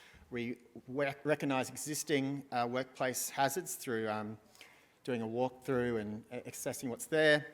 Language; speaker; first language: English; native; English